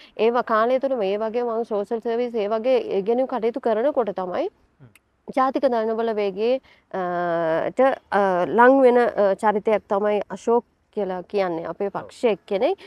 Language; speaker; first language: Sinhala; non-native, local second language; Tamil